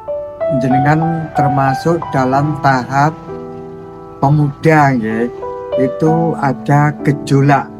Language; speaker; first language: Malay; non-native, local second language; Javanese